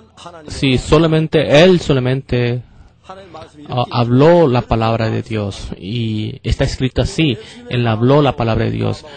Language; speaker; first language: Spanish; non-native, fluent; Korean